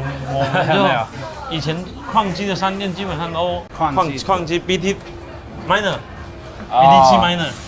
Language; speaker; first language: Chinese; native; Chinese